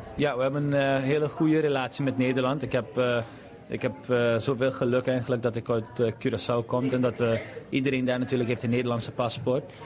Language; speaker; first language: Dutch; non-native, local second language; Papiamento